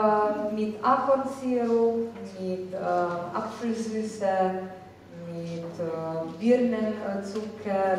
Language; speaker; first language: German; non-native, fluent; Slovenian